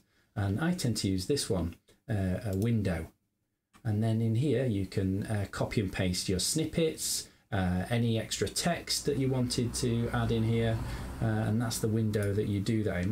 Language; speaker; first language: English; native; English